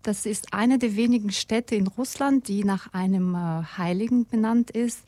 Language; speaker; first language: German; non-native, fluent; Russian